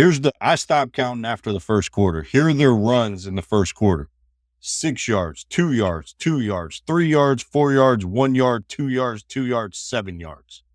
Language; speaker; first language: English; native; English